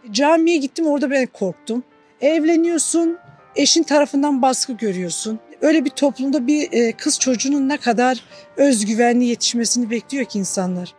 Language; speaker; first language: Turkish; native; Turkish